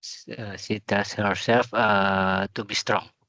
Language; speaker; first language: English; non-native, learner; Indonesian